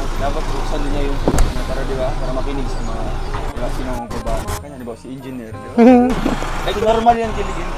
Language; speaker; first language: Filipino; non-native, local second language; Cebuano